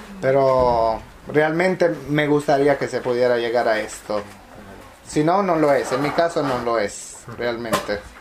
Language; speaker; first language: Spanish; non-native, fluent; Italian